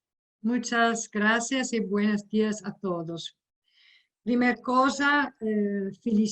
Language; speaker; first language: Spanish; non-native, fluent; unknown